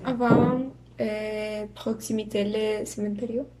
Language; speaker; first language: French; non-native, learner; Spanish